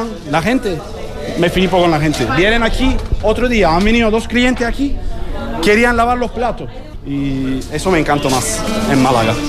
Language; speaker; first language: Spanish; non-native, learner; Turkish